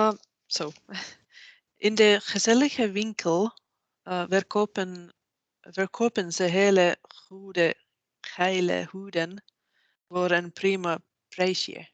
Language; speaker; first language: Dutch; non-native, learner; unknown